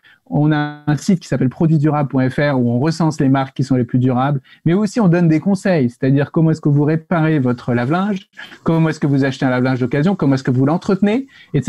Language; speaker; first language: French; native; French